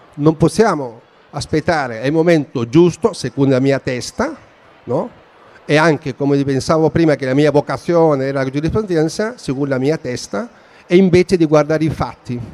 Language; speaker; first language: Italian; non-native, fluent; Spanish